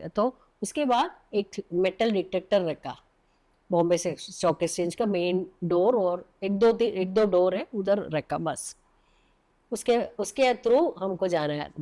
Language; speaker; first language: Hindi; non-native, local second language; Malayalam